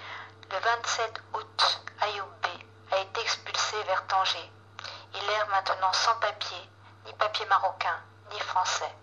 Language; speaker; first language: French; native; French